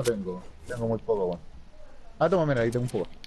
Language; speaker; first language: Spanish; native; Spanish